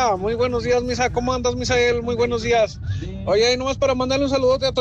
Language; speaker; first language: Spanish; native; Spanish